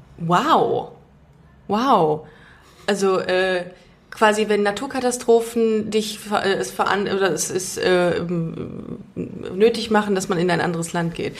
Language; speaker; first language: German; native; German